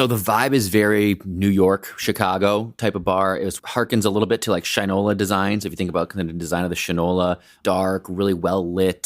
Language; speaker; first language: English; native; English